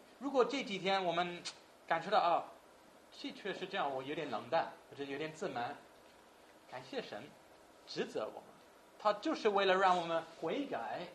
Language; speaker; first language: Chinese; non-native, fluent; English